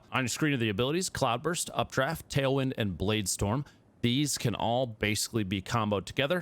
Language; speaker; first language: English; native; English